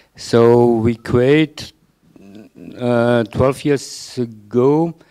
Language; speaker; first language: English; non-native, fluent; German